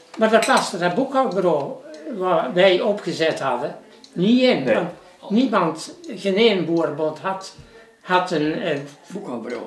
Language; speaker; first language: Dutch; native; Dutch